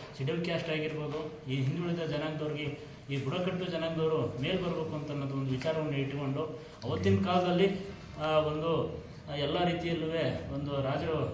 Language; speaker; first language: Kannada; non-native, local second language; Lambadi